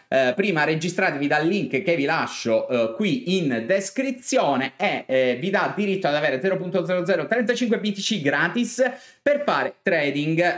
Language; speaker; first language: Italian; native; Italian